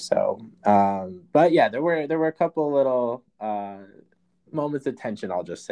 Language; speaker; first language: English; native; English